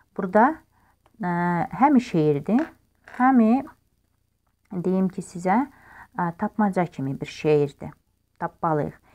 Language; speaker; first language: Azerbaijani; non-native, local second language; Russian